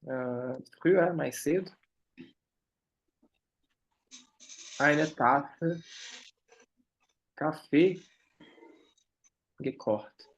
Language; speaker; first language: German; non-native, fluent; Portuguese